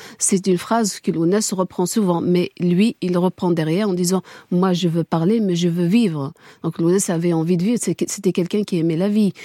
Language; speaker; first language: French; non-native, local second language; Kabyle